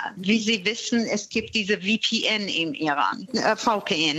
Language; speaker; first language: German; non-native, fluent; Persian